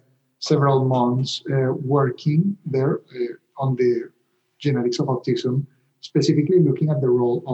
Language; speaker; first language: English; non-native, fluent; Spanish